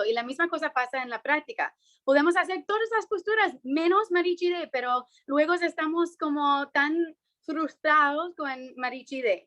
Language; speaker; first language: Spanish; non-native, fluent; English